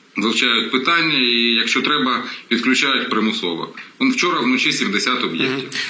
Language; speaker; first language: Ukrainian; non-native, local second language; Russian